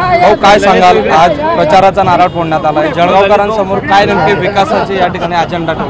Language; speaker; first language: Marathi; native; Marathi